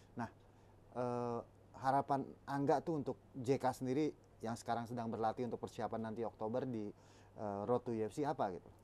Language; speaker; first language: Indonesian; native; Indonesian